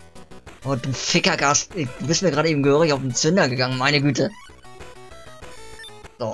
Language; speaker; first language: German; native; German